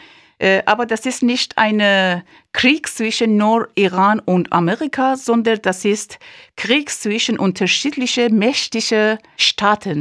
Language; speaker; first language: German; non-native, fluent; Persian